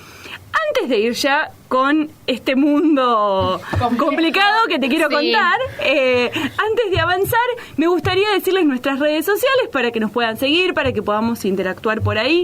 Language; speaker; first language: Spanish; native; Spanish